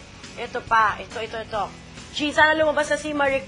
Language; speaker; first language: Filipino; native; Filipino